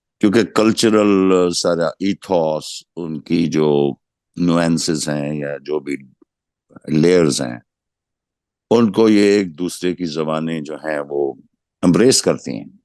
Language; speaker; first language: Urdu; non-native, local second language; Punjabi